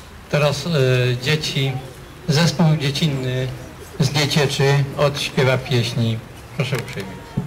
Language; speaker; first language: Polish; native; Polish